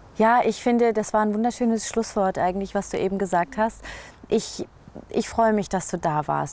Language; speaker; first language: German; native; German